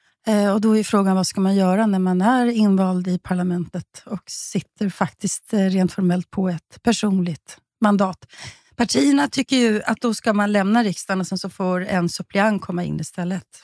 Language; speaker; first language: Swedish; native; Swedish